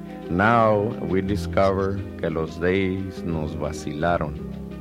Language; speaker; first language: Spanish; early bilingual, other home language; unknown